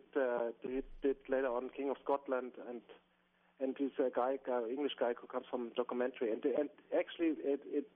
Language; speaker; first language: English; non-native, fluent; German